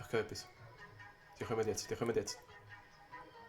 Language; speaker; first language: German; native; German